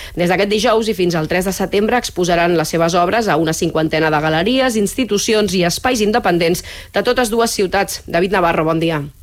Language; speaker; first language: Catalan; native; Catalan